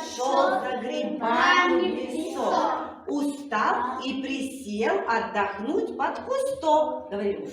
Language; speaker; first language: Russian; native; Russian